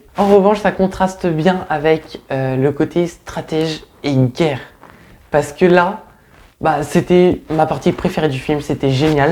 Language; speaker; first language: French; native; French